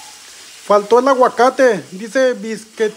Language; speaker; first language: Spanish; native; Spanish